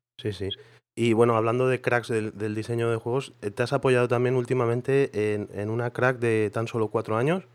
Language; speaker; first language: Spanish; non-native, local second language; Catalan